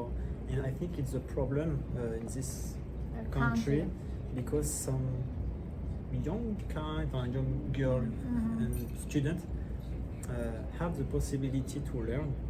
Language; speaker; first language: English; non-native, learner; French